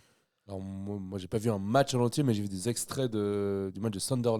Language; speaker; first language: French; native; French